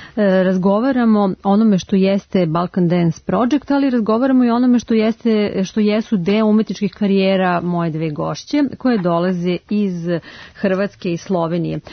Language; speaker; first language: Serbian; native; Serbian